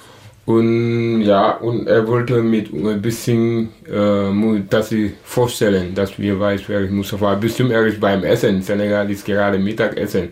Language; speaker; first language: German; non-native, learner; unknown